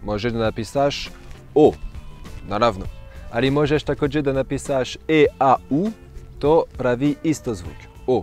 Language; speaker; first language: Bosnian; non-native, learner; French